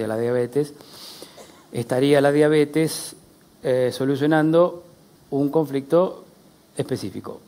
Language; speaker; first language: Spanish; native; Spanish